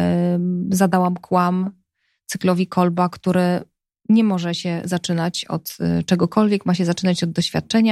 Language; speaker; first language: Polish; native; Polish